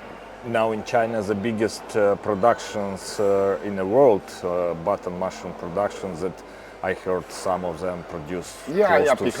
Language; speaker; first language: English; non-native, fluent; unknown